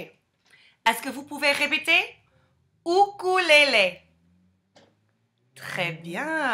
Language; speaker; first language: French; non-native, fluent; English